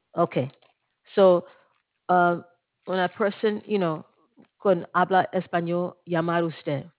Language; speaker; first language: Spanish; non-native, learner; English